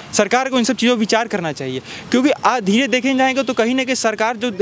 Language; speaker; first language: Hindi; native; Hindi